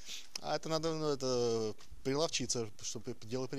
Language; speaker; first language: Russian; native; Russian